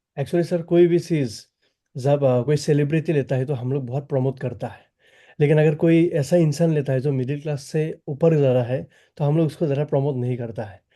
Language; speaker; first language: Hindi; non-native, local second language; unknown